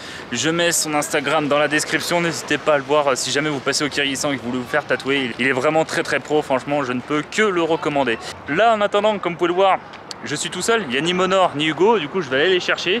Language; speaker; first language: French; native; French